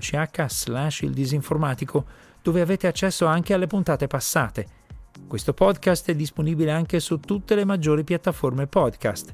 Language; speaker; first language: Italian; native; Italian